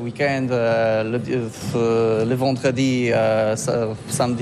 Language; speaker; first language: French; non-native, learner; Polish